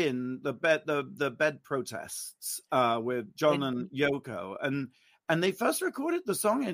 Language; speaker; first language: English; native; English